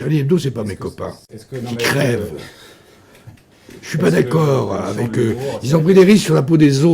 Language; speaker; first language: French; native; French